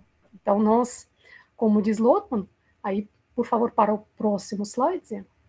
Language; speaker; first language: Portuguese; non-native, fluent; Russian